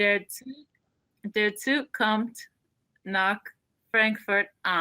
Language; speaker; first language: German; non-native, learner; English